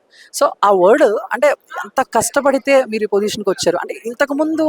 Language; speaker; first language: Telugu; native; Telugu